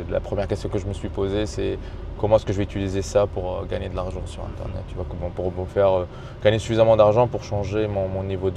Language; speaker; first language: French; native; French